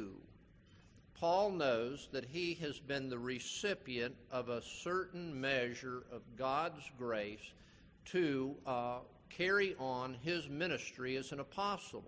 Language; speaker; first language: English; native; English